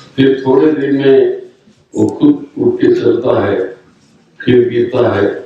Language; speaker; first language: Hindi; non-native, local second language; Marathi